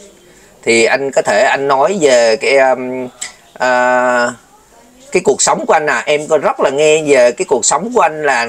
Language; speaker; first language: Vietnamese; native; Vietnamese